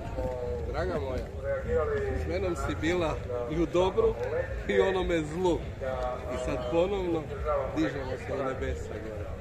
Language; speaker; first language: Croatian; native; Croatian